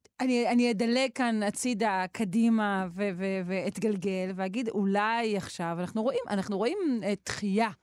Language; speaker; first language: Hebrew; native; Hebrew